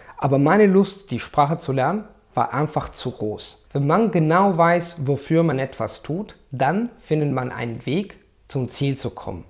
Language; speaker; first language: German; non-native, fluent; Italian